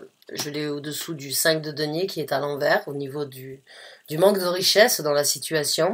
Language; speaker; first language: French; native; French